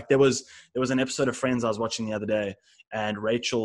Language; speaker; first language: English; native; English